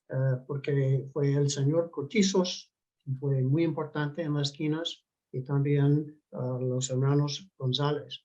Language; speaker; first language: Spanish; non-native, fluent; English